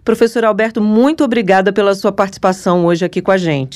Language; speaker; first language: Portuguese; native; Portuguese